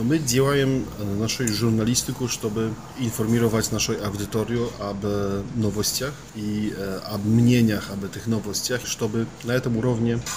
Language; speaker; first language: Russian; non-native, learner; Polish